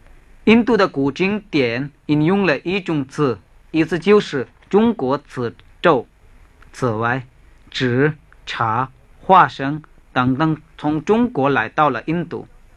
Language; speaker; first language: Chinese; non-native, fluent; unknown